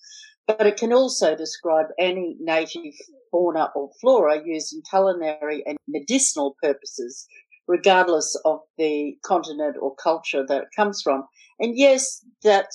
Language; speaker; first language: English; native; English